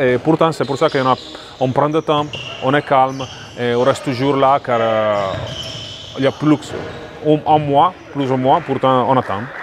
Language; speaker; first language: French; non-native, fluent; Italian